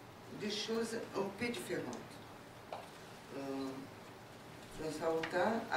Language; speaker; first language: French; non-native, fluent; Portuguese